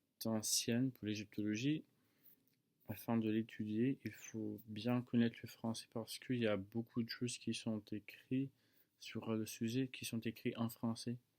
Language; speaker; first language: French; non-native, fluent; English